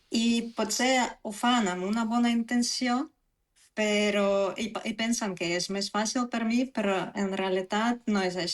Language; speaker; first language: Catalan; non-native, fluent; Russian